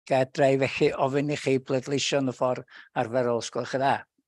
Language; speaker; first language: Welsh; native; Welsh